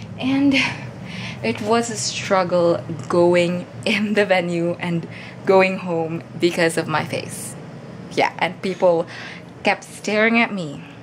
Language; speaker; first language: English; non-native, local second language; Cebuano